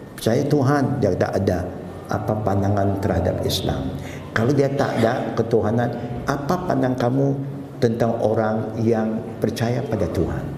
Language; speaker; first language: Malay; non-native, local second language; Chinese